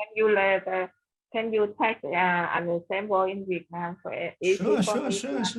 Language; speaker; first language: English; non-native, learner; Vietnamese